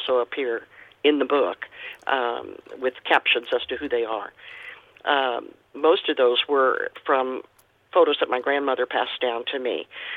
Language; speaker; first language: English; native; English